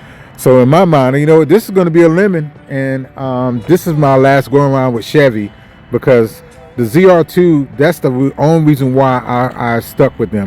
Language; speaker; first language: English; native; English